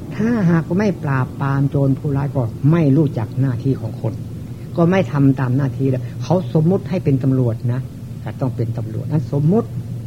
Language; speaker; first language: Thai; native; Thai